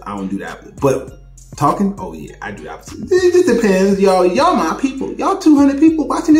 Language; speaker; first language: English; native; English